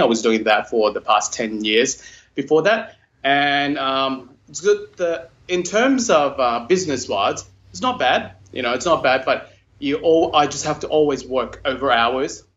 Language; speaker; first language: English; non-native, local second language; Cantonese